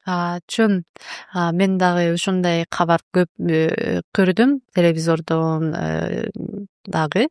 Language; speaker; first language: Kyrgyz; non-native, learner; Japanese